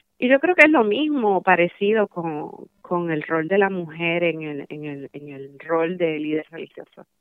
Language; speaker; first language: Spanish; early bilingual, heritage; Spanish